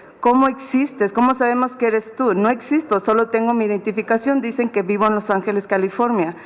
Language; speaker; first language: Spanish; early bilingual, heritage; Spanish